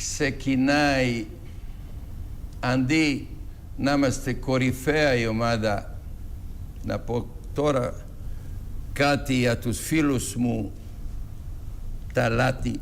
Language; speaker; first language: Greek; non-native, fluent; Serbian